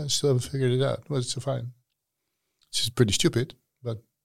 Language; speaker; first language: English; non-native, fluent; Dutch